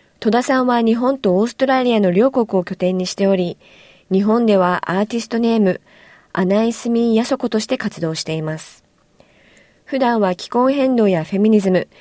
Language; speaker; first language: Japanese; native; Japanese